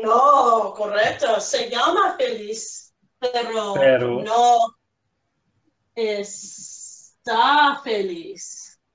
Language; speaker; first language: Spanish; non-native, fluent; English